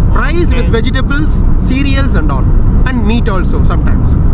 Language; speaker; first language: English; non-native, local second language; Tamil